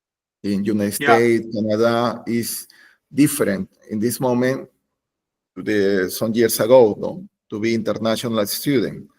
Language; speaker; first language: English; non-native, learner; Spanish